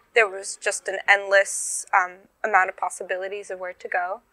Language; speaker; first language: English; native; English